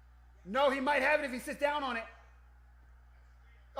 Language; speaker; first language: English; native; English